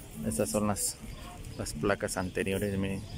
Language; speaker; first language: Spanish; native; Spanish